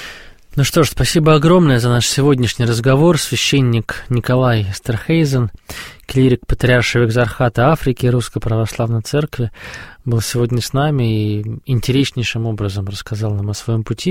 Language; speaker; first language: Russian; native; Russian